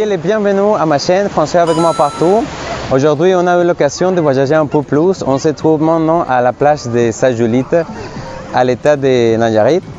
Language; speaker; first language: French; non-native, fluent; Spanish